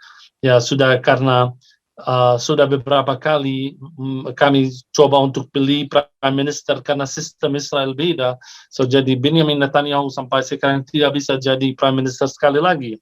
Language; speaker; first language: Indonesian; non-native, fluent; Arabic